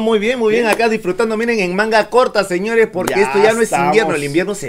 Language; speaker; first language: Spanish; native; Spanish